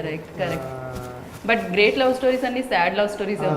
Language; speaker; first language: Telugu; native; Telugu